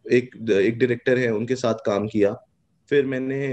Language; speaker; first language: Hindi; native; Hindi